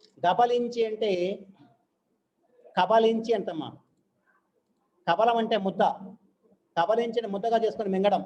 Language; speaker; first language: Telugu; native; Telugu